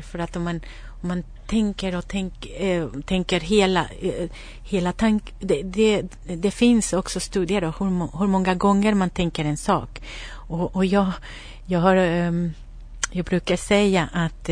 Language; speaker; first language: Swedish; non-native, fluent; Spanish